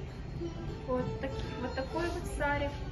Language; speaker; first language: Russian; native; Russian